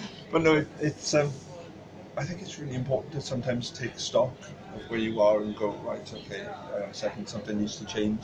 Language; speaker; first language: English; native; English